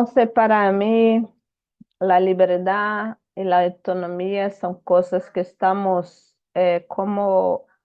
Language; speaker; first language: Spanish; non-native, fluent; Portuguese